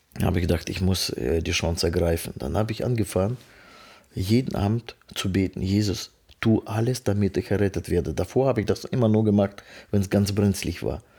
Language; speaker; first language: German; non-native, fluent; Russian